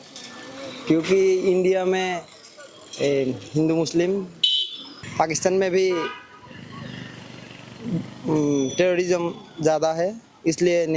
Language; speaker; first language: Hindi; non-native, learner; Bangla